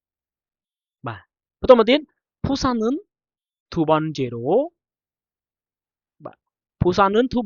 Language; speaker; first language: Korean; non-native, fluent; Khmer